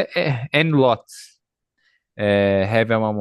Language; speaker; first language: English; non-native, learner; Portuguese